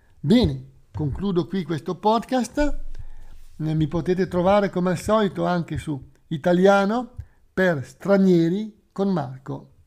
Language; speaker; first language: Italian; native; Italian